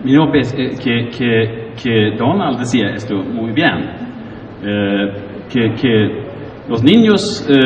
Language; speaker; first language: Spanish; non-native, learner; Swedish